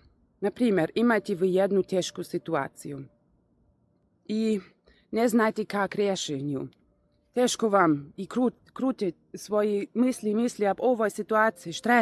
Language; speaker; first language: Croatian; non-native, learner; Russian